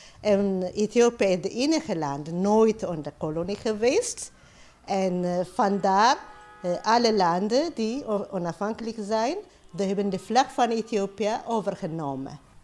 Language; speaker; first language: Dutch; non-native, learner; Amharic